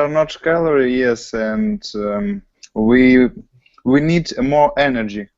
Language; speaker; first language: English; non-native, learner; Russian